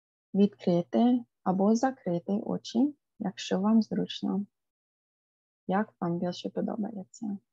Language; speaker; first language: Ukrainian; non-native, fluent; English